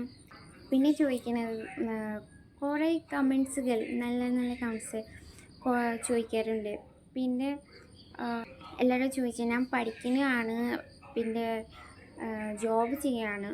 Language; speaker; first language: Malayalam; non-native, local second language; Bangla